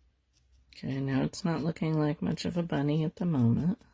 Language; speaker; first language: English; native; English